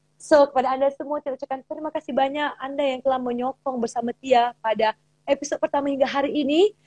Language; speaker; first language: Malay; native; Malay